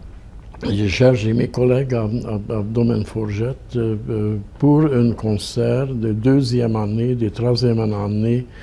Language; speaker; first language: French; non-native, fluent; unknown